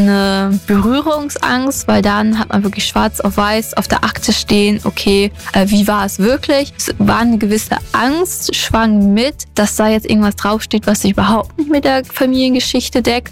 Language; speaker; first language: German; native; German